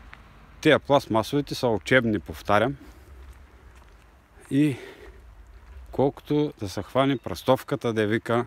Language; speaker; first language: Bulgarian; native; Bulgarian